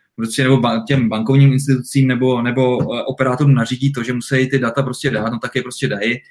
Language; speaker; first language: Czech; native; Czech